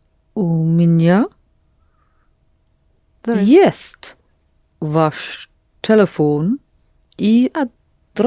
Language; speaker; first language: Russian; non-native, learner; English